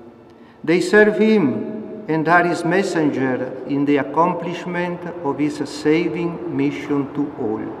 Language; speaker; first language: English; non-native, fluent; Italian